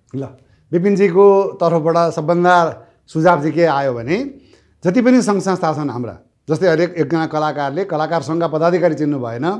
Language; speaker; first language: Nepali; native; Nepali